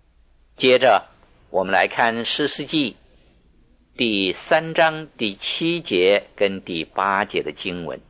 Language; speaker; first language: Chinese; native; Chinese